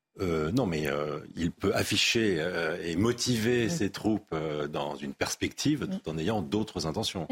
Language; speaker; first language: French; native; French